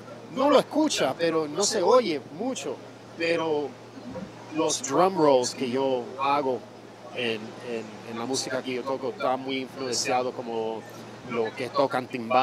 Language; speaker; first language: Spanish; early bilingual, heritage; Spanish